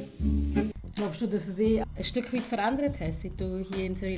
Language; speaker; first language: German; early bilingual, other home language; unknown